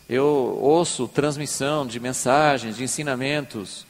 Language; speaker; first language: Portuguese; native; Portuguese